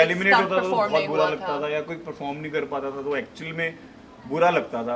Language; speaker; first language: Hindi; native; Hindi